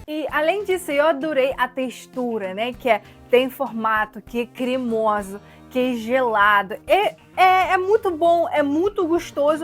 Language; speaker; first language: Portuguese; non-native, fluent; Russian